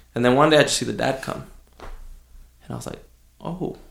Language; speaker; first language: English; early bilingual, other home language; Spanish